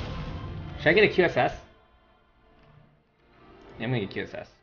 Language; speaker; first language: English; native; English